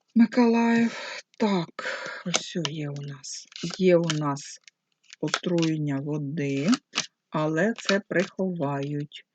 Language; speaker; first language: Ukrainian; non-native, local second language; Russian